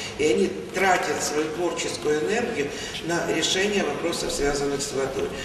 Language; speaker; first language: Russian; native; Russian